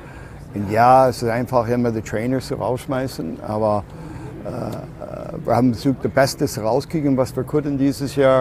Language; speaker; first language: German; non-native, learner; English